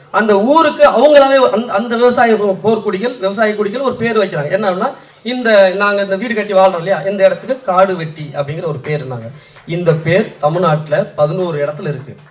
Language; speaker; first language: Tamil; native; Tamil